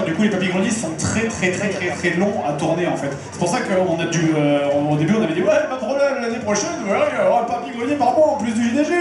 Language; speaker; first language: French; native; French